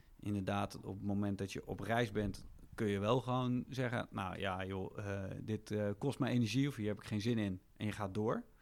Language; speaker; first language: Dutch; native; Dutch